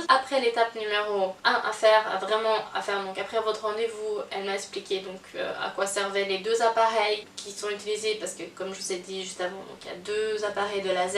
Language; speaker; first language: French; native; French